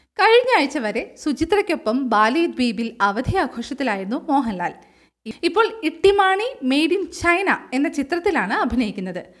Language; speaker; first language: Malayalam; native; Malayalam